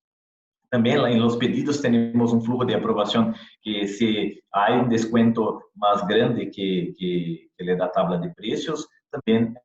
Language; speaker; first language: Spanish; non-native, fluent; Portuguese